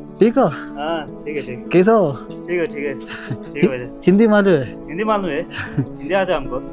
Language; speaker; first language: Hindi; non-native, local second language; Malayalam